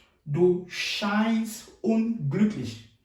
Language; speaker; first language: German; non-native, fluent; French